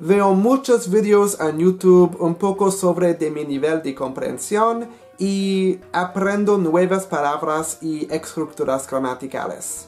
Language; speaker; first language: Spanish; non-native, learner; English